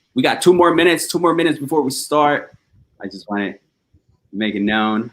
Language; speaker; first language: English; early bilingual, other home language; Spanish